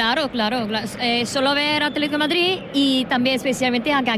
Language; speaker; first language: Spanish; non-native, fluent; Korean